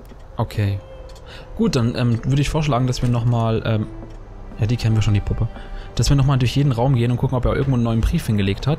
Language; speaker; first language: German; native; German